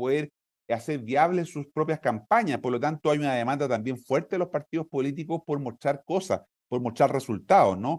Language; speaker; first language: Spanish; native; Spanish